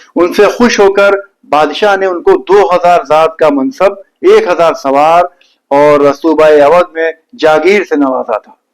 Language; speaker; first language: Urdu; native; Urdu